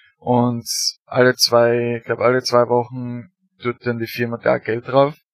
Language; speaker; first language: German; native; German